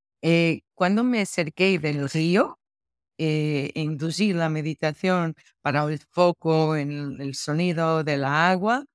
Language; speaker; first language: Spanish; non-native, fluent; Portuguese